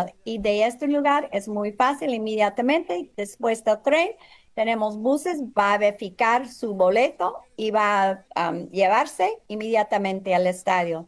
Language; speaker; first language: Spanish; early bilingual, heritage; English